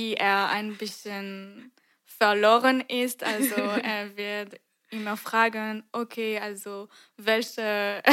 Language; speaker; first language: German; non-native, fluent; French